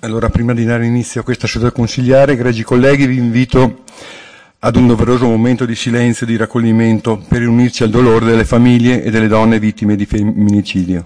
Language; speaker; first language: Italian; native; Italian